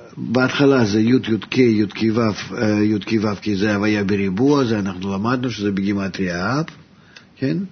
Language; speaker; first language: Hebrew; non-native, fluent; Russian